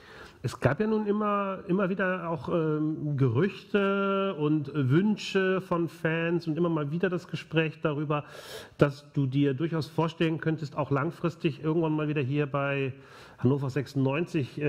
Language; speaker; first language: German; native; German